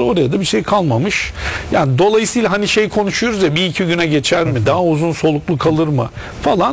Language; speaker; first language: Turkish; native; Turkish